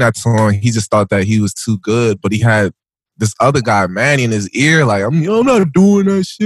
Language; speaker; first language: English; native; English